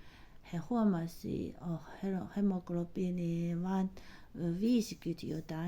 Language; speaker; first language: Finnish; non-native, learner; Chinese